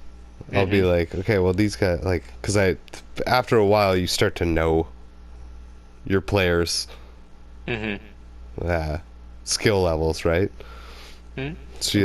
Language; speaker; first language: English; native; English